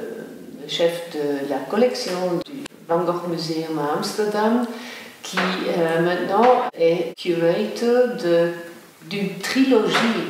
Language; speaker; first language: French; non-native, local second language; German